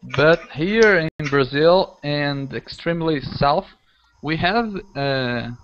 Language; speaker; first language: English; non-native, fluent; Portuguese